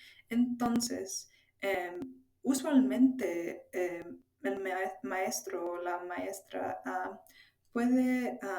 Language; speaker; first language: Spanish; non-native, fluent; English